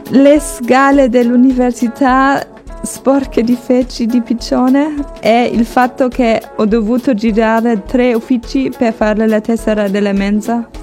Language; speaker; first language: Italian; non-native, learner; German